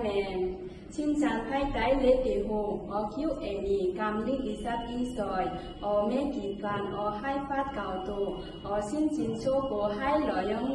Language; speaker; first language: Cantonese; non-native, learner; Bangla